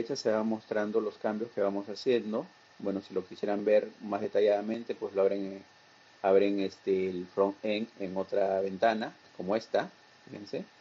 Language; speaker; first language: Spanish; native; Spanish